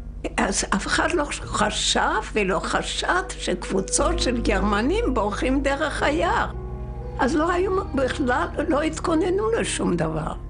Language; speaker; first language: Hebrew; non-native, fluent; Yiddish